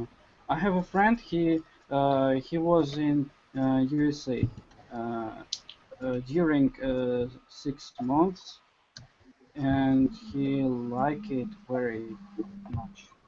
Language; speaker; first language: English; non-native, learner; Russian